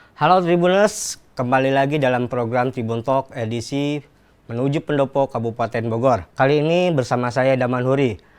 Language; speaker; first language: Indonesian; native; Indonesian